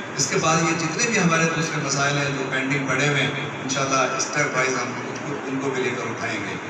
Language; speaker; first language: Urdu; non-native, local second language; Sindhi